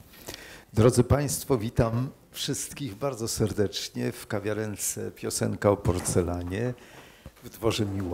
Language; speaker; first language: Polish; native; Polish